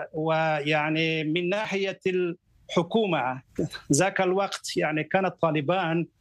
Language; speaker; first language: Arabic; non-native, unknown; Persian